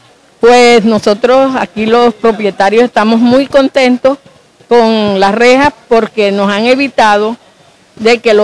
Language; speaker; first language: Spanish; native; Spanish